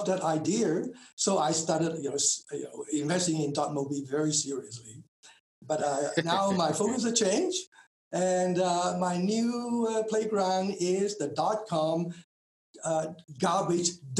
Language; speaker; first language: English; non-native, local second language; Cantonese